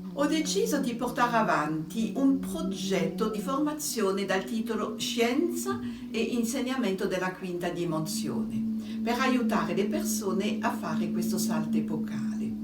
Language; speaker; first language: Italian; non-native, fluent; French